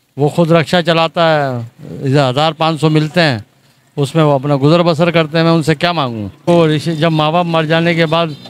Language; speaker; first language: Urdu; native; Urdu